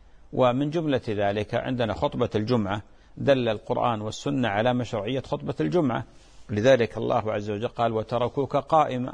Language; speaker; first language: Arabic; native; Arabic